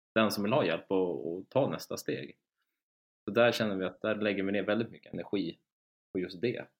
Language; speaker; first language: Swedish; native; Swedish